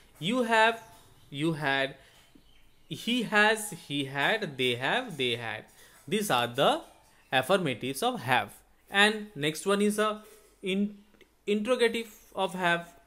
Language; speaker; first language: English; non-native, local second language; Bangla